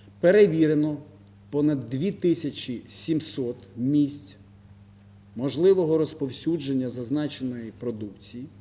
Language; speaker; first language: Ukrainian; native; Ukrainian